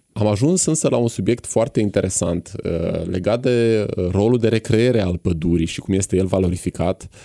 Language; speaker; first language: Romanian; native; Romanian